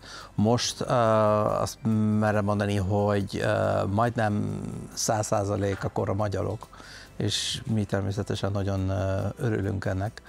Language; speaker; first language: Hungarian; non-native, fluent; Dutch